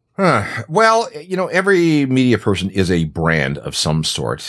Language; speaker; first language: English; native; English